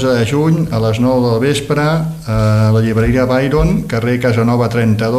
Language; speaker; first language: Catalan; native; Catalan